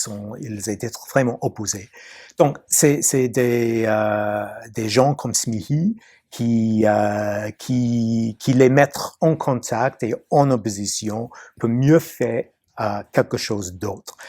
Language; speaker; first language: French; non-native, fluent; English